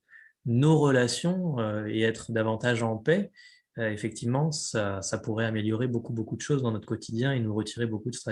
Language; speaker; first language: French; native; French